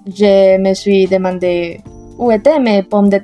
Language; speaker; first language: French; non-native, learner; Spanish